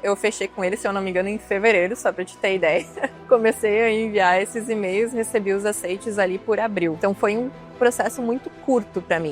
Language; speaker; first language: Portuguese; native; Portuguese